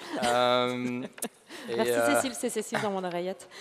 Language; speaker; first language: French; native; French